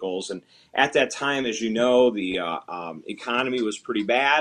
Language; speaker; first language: English; native; English